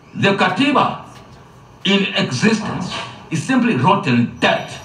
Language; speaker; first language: English; non-native, local second language; Swahili